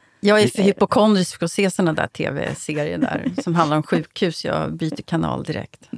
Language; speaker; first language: Swedish; native; Swedish